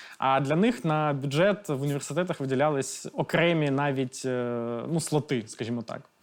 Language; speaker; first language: Ukrainian; non-native, local second language; Russian